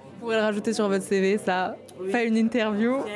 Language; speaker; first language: French; native; French